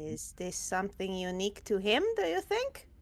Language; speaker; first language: English; native; English